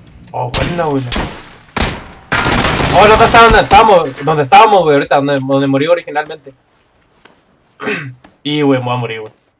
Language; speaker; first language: Spanish; early bilingual, heritage; Spanish